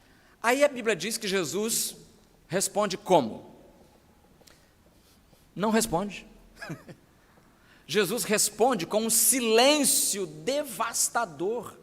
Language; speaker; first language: Portuguese; native; Portuguese